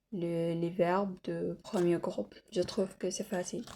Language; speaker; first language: French; non-native, learner; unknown